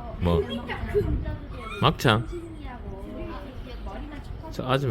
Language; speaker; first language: Korean; non-native, learner; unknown